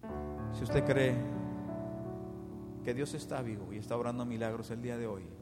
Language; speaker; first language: Spanish; native; Spanish